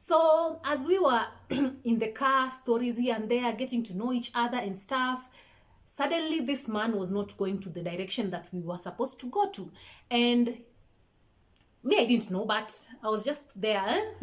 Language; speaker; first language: English; non-native, local second language; Swahili